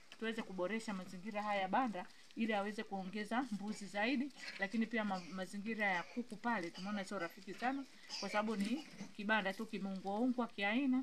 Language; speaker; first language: Swahili; native; Swahili